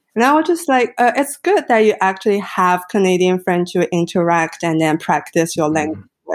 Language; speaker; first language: English; non-native, fluent; Chinese